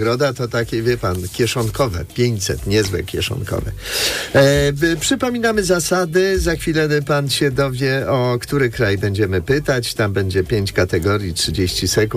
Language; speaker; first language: Polish; native; Polish